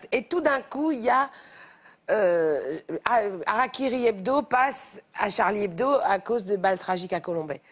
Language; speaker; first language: French; native; French